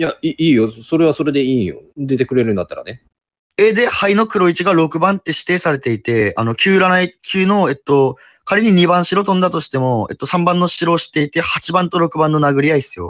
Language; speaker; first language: Japanese; native; Japanese